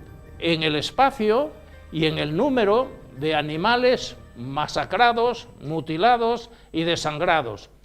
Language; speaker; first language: Spanish; native; Spanish